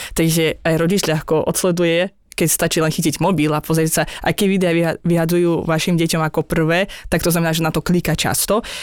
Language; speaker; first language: Slovak; non-native, fluent; Azerbaijani